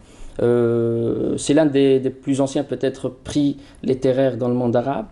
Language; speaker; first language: French; non-native, local second language; Arabic